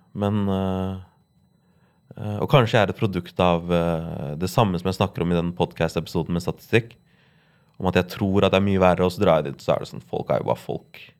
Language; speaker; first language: Norwegian; native; Norwegian